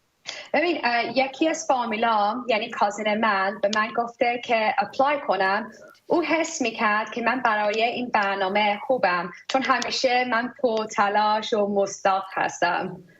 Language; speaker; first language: Persian; early bilingual, heritage; Persian